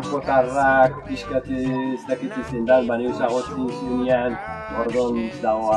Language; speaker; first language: Basque; non-native, learner; Arabic